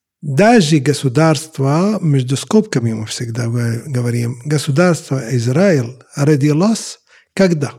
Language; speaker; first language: Russian; non-native, fluent; Arabic